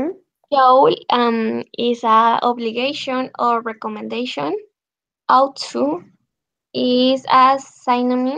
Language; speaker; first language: English; non-native, learner; Spanish